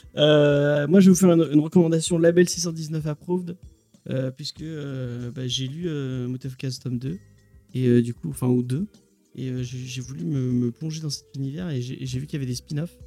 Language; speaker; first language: French; native; French